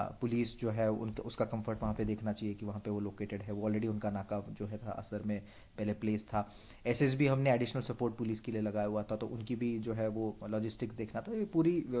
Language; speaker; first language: Hindi; non-native, local second language; Marathi